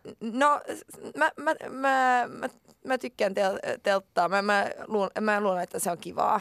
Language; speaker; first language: Finnish; non-native, local second language; Swedish